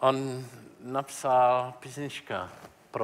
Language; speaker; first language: Czech; non-native, learner; English